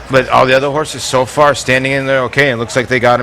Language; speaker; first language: English; native; English